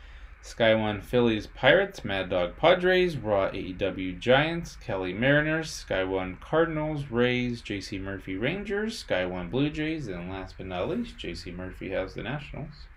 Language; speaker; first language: English; native; English